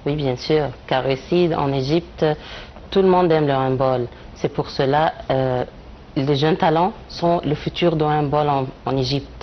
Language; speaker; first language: French; non-native, learner; Arabic